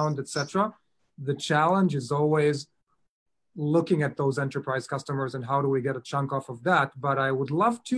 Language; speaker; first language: English; non-native, fluent; Hebrew